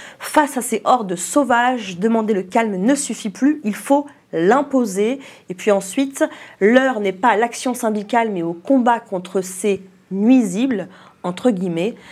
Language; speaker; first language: French; native; French